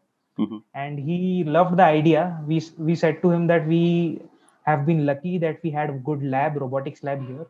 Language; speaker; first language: English; non-native, local second language; Marathi